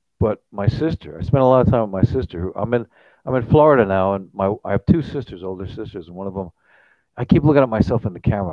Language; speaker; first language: English; native; English